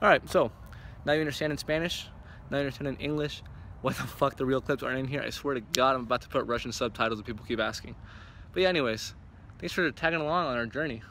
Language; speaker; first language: English; native; English